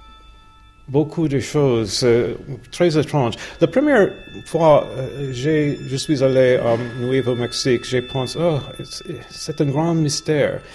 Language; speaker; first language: French; non-native, learner; English